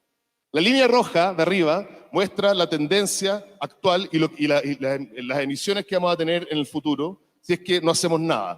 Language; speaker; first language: Spanish; native; Spanish